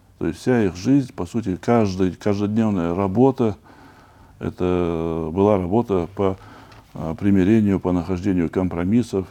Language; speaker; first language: Russian; non-native, local second language; Chechen